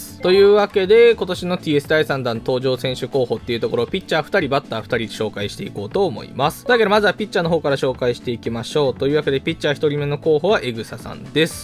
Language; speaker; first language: Japanese; native; Japanese